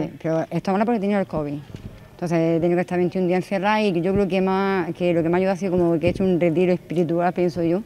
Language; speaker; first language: Spanish; native; Spanish